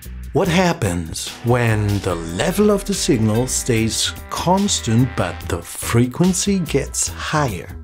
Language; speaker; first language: English; non-native, fluent; German